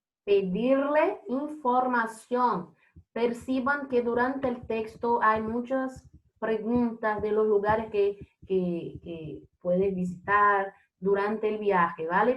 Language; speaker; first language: Spanish; non-native, fluent; Portuguese